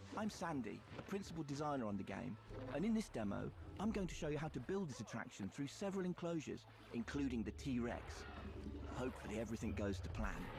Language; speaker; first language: English; native; English